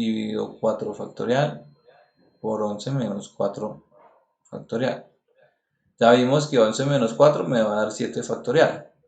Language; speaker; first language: Spanish; native; Spanish